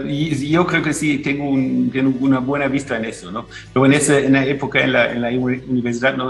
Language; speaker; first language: Spanish; non-native, fluent; German